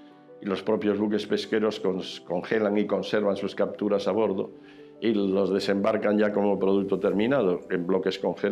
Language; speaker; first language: Spanish; native; Spanish